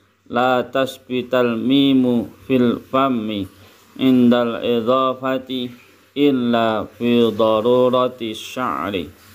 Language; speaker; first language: Arabic; non-native, fluent; Indonesian